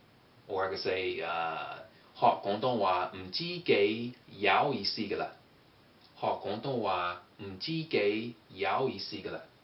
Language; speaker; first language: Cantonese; non-native, learner; English